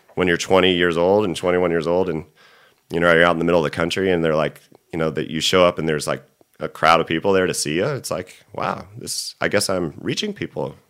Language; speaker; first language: English; native; English